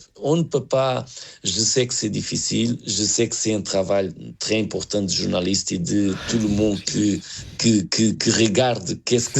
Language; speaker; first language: French; non-native, learner; Portuguese